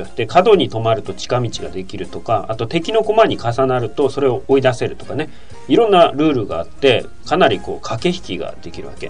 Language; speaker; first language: Japanese; native; Japanese